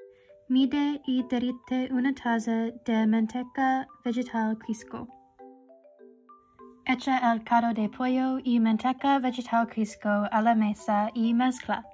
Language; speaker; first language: Spanish; non-native, learner; English